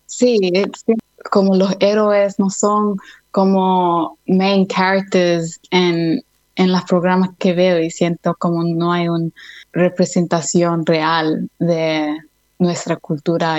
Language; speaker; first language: Spanish; early bilingual, other home language; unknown